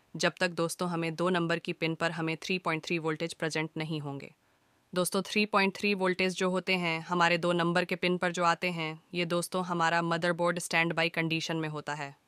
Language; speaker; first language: Hindi; native; Hindi